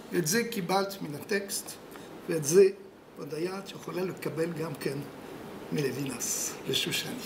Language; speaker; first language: Hebrew; non-native, fluent; French